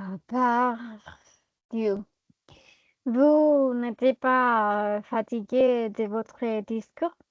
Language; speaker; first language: French; non-native, fluent; Spanish